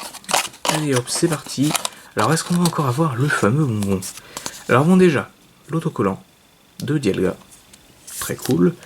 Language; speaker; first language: French; native; French